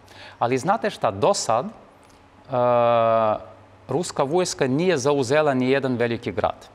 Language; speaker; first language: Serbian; non-native, fluent; Ukrainian